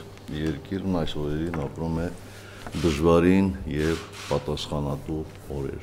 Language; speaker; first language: Armenian; native; Armenian